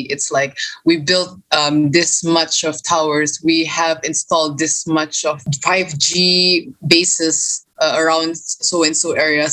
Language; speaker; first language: English; non-native, local second language; Malay